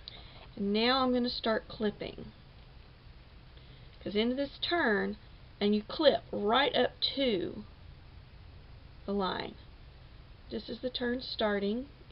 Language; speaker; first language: English; native; English